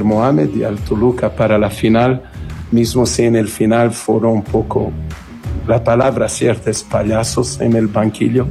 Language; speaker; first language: Spanish; non-native, fluent; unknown